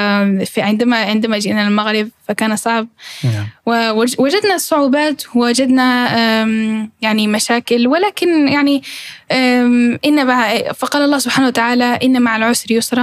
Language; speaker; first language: Arabic; early bilingual, heritage; Arabic